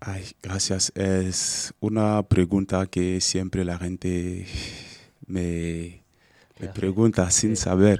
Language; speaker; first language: Spanish; non-native, learner; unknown